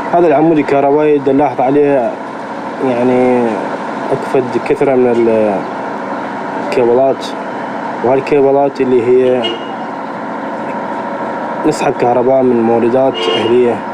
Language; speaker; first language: Arabic; native; Arabic